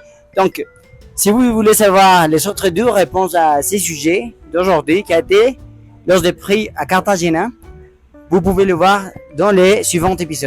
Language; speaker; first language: French; non-native, learner; Spanish